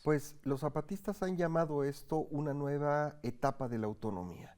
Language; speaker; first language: Spanish; native; Spanish